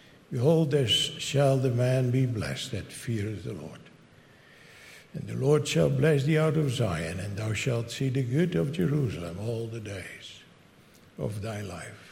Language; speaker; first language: English; non-native, fluent; Dutch